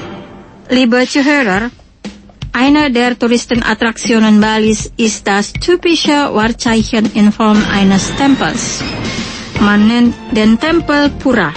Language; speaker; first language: German; non-native, local second language; Indonesian